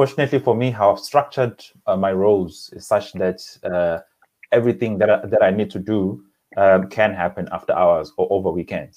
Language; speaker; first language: English; non-native, local second language; Zulu